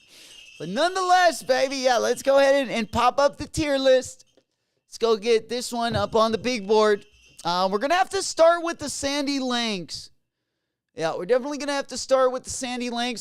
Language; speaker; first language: English; native; English